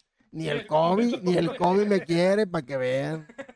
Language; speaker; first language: Spanish; native; Spanish